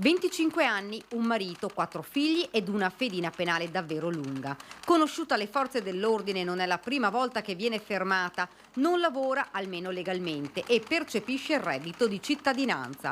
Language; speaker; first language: Italian; native; Italian